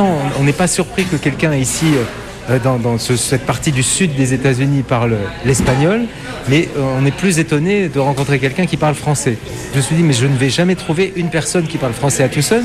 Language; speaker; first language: French; native; French